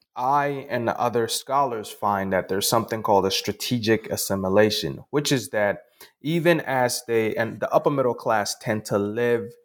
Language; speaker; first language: English; non-native, local second language; Akan